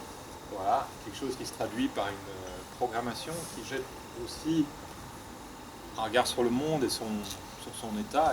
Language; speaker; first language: French; native; French